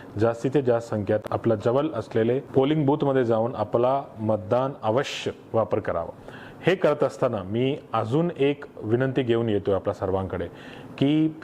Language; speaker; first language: Marathi; non-native, local second language; Tamil